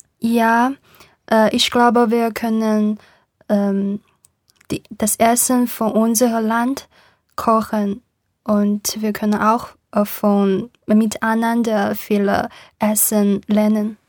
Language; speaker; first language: German; non-native, learner; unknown